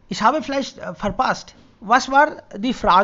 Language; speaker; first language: German; non-native, fluent; Hindi